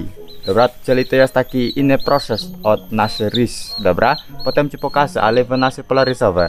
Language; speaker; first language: Polish; non-native, learner; Balinese